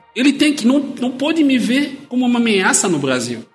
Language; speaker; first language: Portuguese; non-native, fluent; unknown